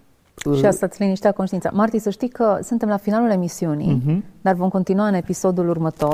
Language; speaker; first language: Romanian; native; Romanian